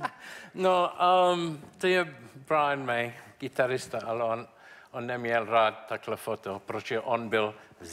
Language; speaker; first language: Czech; non-native, learner; English